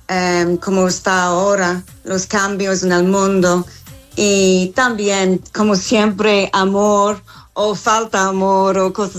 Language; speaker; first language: Spanish; non-native, learner; English